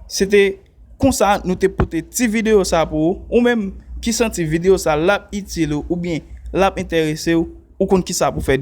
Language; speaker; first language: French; non-native, learner; Haitian Creole